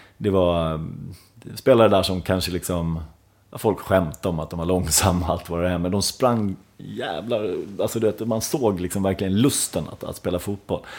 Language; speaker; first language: Swedish; native; Swedish